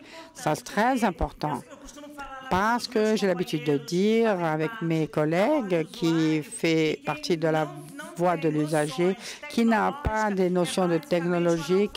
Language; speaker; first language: French; non-native, fluent; Portuguese